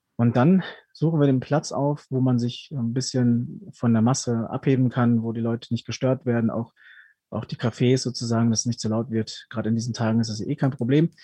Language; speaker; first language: German; early bilingual, other home language; Spanish